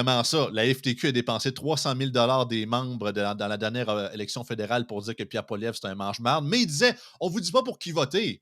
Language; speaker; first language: French; native; French